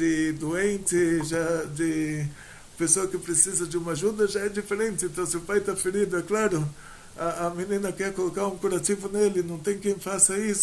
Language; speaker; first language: Portuguese; native; Portuguese